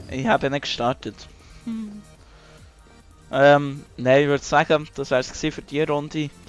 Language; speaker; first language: German; native; German